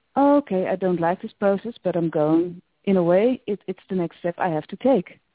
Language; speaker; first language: English; non-native, fluent; Dutch